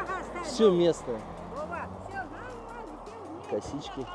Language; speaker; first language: Russian; native; Russian